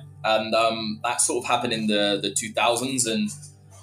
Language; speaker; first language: English; native; English